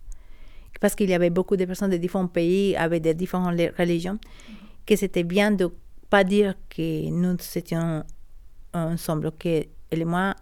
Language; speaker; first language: French; non-native, learner; Spanish